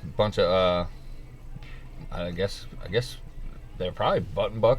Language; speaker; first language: English; native; English